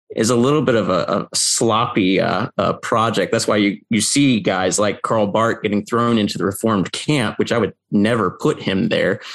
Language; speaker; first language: English; native; English